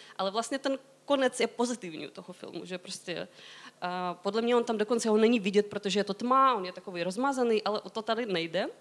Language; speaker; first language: Czech; non-native, fluent; Ukrainian